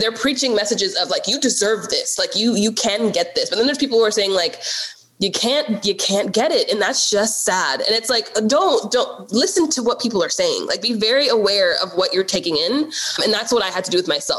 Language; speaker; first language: English; native; English